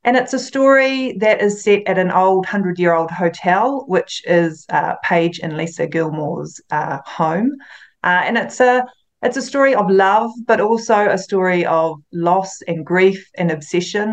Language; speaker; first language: English; native; English